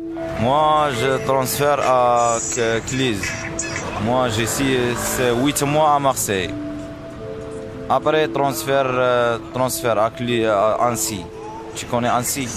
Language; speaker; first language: French; non-native, learner; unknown